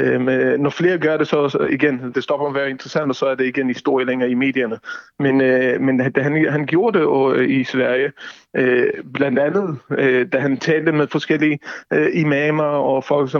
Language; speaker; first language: Danish; non-native, fluent; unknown